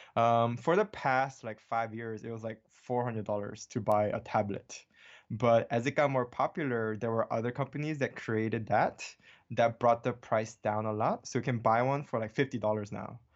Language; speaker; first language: English; early bilingual, other home language; Korean